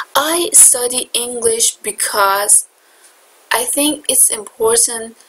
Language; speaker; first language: English; non-native, fluent; Persian